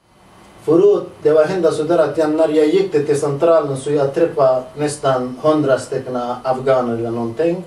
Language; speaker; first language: Swedish; non-native, learner; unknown